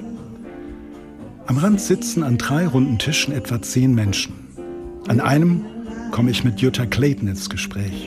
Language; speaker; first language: German; native; German